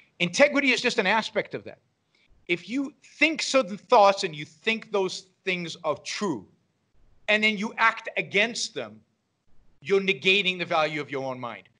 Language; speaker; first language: English; non-native, fluent; Hebrew